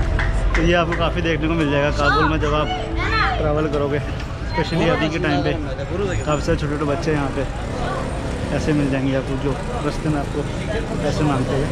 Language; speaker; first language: Hindi; native; Hindi